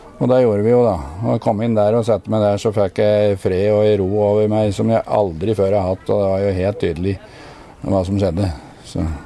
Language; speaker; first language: Norwegian; native; Norwegian